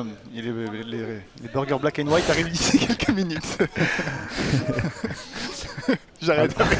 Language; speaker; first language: French; native; French